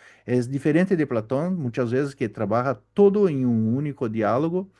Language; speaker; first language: Spanish; non-native, learner; Portuguese